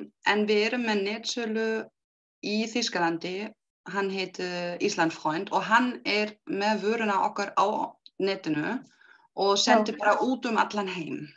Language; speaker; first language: Icelandic; non-native, learner; German